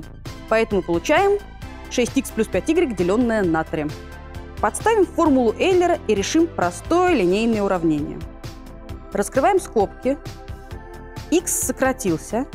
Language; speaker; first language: Russian; native; Russian